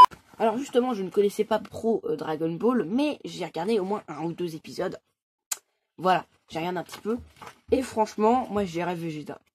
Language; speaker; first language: French; native; French